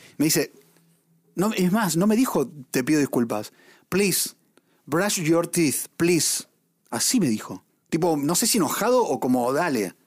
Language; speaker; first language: Spanish; native; Spanish